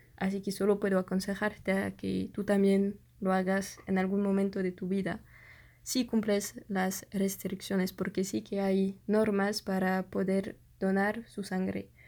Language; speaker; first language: Spanish; non-native, fluent; French